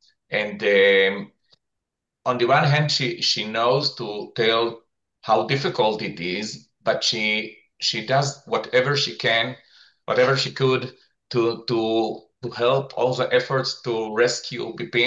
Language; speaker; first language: English; non-native, fluent; Hebrew